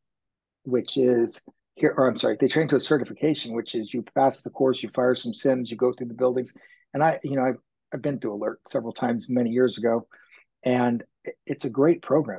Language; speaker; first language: English; native; English